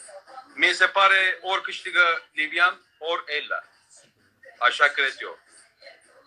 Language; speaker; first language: Romanian; non-native, fluent; Turkish